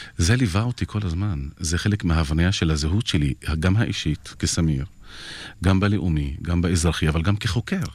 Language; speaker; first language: Hebrew; non-native, local second language; Arabic